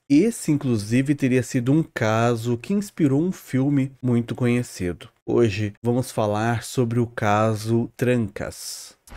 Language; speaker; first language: Portuguese; native; Portuguese